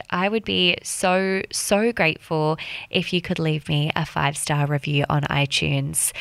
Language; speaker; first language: English; native; English